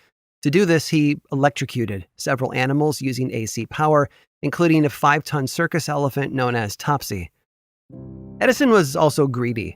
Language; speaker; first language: English; native; English